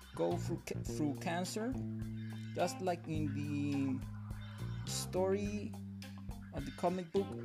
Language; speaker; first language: English; non-native, fluent; Spanish